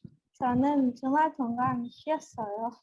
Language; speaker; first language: Korean; non-native, learner; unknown